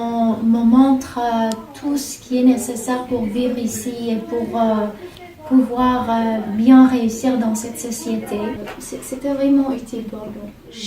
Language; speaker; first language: French; non-native, fluent; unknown